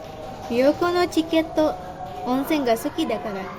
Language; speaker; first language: Japanese; non-native, learner; Indonesian